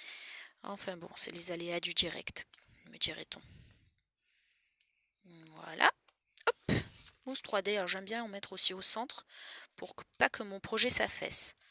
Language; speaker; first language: French; native; French